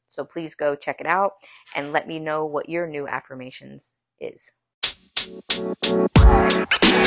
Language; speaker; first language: English; native; English